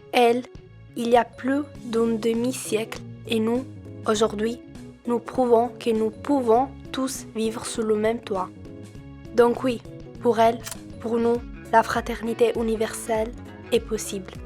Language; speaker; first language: French; non-native, learner; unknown